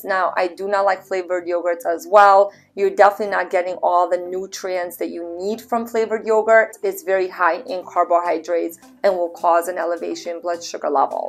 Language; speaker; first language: English; native; English